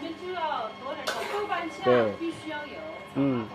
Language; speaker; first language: Chinese; native; Chinese